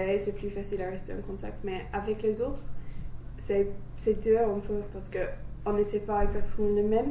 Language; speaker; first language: French; non-native, learner; English